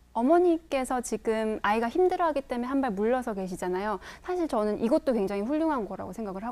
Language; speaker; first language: Korean; native; Korean